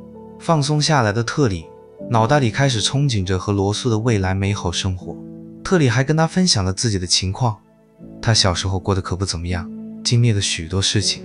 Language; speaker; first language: Chinese; native; Chinese